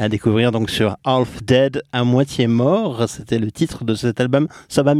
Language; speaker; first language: French; native; French